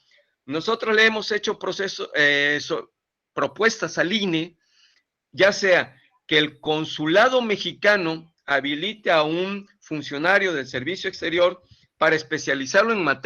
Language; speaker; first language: Spanish; native; Spanish